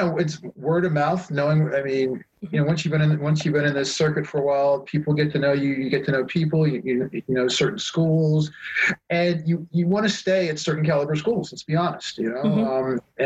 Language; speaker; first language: English; native; English